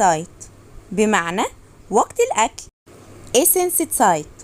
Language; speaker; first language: Arabic; native; Arabic